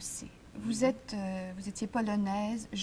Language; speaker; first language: French; native; French